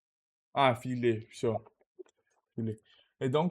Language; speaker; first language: French; non-native, learner; Russian